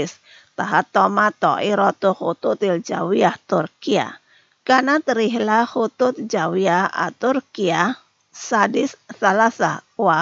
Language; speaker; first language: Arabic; non-native, fluent; Indonesian